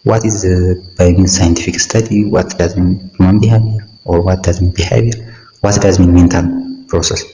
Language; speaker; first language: English; non-native, local second language; Amharic